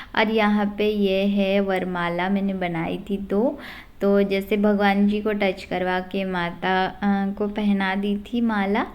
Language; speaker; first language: Hindi; non-native, local second language; Odia